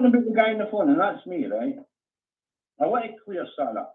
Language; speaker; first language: English; native; English